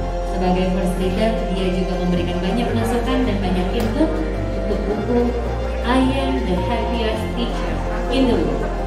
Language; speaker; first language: Indonesian; native; Indonesian